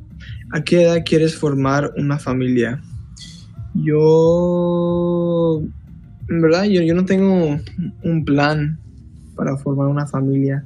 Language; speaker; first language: Spanish; early bilingual, heritage; English